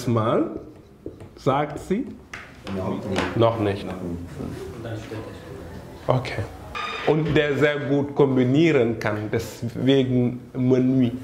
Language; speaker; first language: German; non-native, fluent; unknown